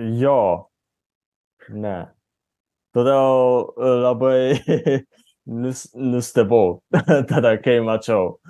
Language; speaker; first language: Lithuanian; non-native, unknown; Japanese